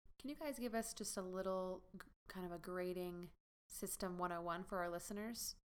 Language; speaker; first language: English; native; English